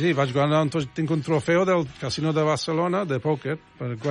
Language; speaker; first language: Catalan; non-native, fluent; English